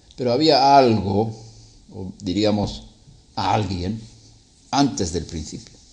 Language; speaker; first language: Spanish; non-native, fluent; Swedish